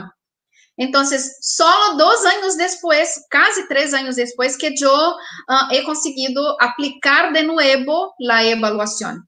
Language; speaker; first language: Spanish; non-native, fluent; Portuguese